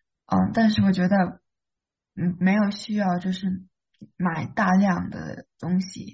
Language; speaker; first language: Chinese; early bilingual, heritage; Chinese